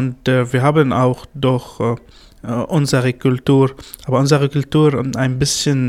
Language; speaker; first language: German; non-native, learner; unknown